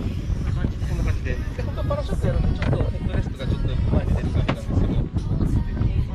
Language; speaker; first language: Japanese; native; Japanese